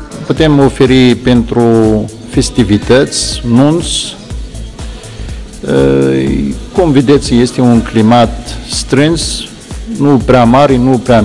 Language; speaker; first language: Romanian; non-native, fluent; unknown